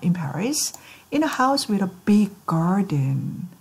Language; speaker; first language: English; non-native, fluent; Korean